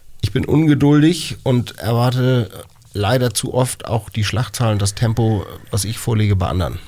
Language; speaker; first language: German; native; German